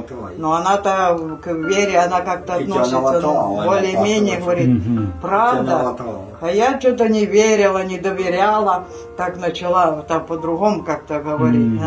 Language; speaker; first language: Russian; non-native, local second language; Ukrainian